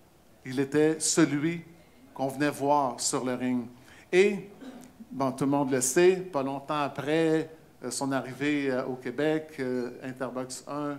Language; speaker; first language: French; native; French